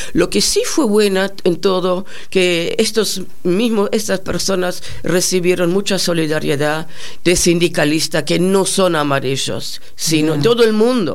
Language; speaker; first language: Spanish; non-native, fluent; German